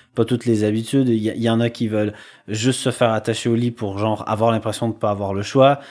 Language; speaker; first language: French; native; French